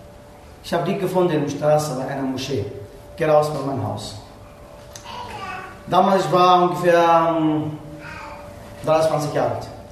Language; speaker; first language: German; non-native, learner; Arabic